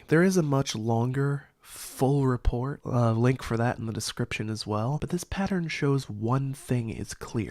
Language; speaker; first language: English; native; English